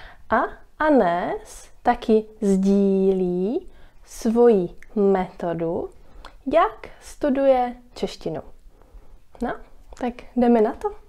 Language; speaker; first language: Czech; native; Czech